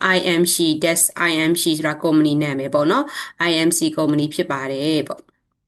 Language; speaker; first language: Burmese; native; Burmese